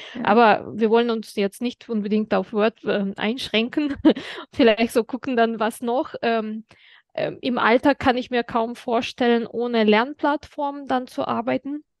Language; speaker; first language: German; non-native, fluent; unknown